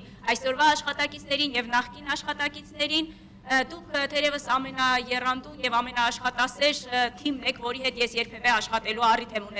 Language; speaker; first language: Armenian; native; Armenian